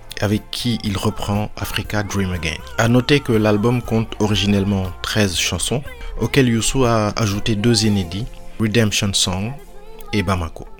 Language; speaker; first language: French; non-native, local second language; Wolof